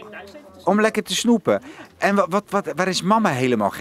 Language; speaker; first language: Dutch; native; Dutch